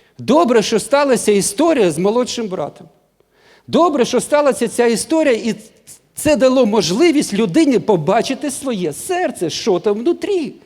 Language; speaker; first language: Ukrainian; non-native, local second language; Russian